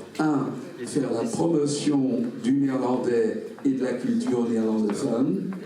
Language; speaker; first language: French; non-native, fluent; Dutch